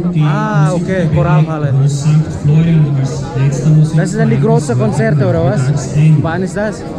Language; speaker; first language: German; non-native, fluent; Indonesian